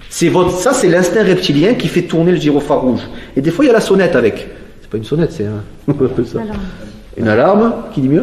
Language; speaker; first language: French; native; French